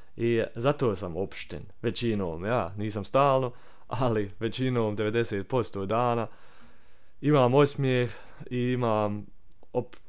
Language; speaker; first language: Serbian; early bilingual, heritage; Croatian